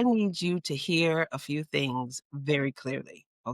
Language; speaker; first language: English; native; English